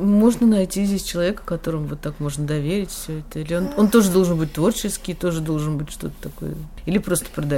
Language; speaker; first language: Russian; native; Russian